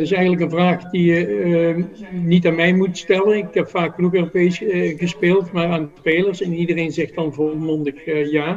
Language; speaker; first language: Dutch; native; Dutch